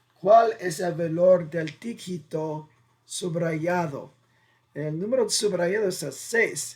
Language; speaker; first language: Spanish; non-native, fluent; English